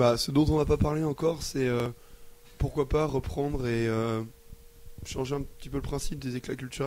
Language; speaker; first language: French; native; French